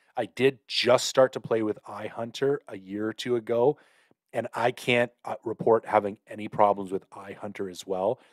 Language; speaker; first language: English; native; English